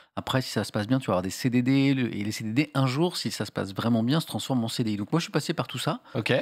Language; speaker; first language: French; native; French